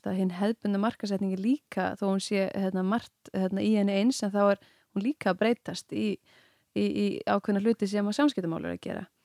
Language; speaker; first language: Icelandic; native; Icelandic